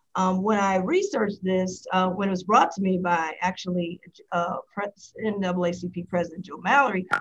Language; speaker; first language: English; native; English